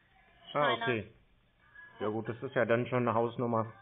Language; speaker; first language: German; native; German